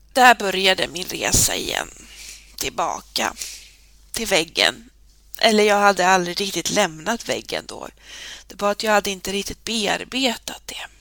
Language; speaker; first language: Swedish; early bilingual, other home language; Spanish